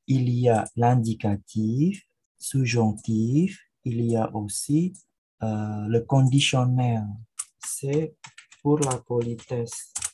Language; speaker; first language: French; non-native, fluent; Indonesian